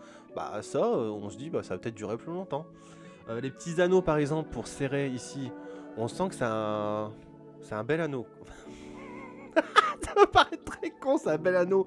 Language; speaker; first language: French; native; French